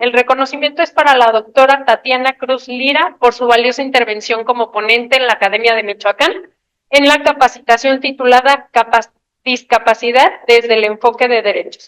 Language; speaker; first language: Spanish; native; Spanish